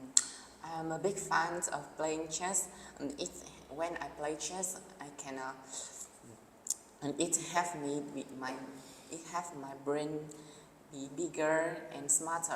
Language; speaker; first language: English; non-native, learner; Vietnamese